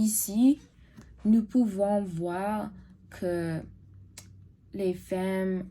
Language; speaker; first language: French; non-native, learner; English